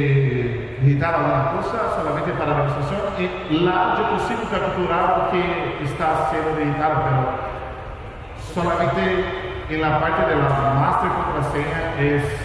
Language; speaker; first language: Spanish; non-native, fluent; Portuguese